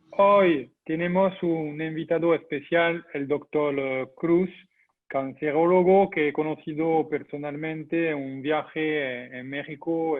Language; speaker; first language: Spanish; non-native, fluent; French